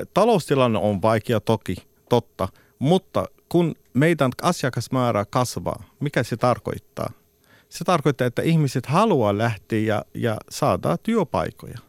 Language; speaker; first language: Finnish; non-native, fluent; Arabic